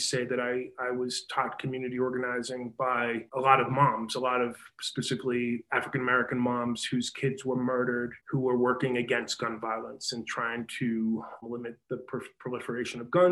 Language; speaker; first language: English; native; English